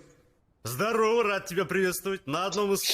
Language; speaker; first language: Russian; native; Russian